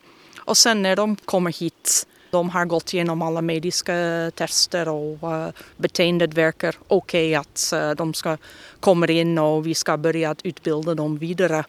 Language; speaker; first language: Swedish; non-native, fluent; English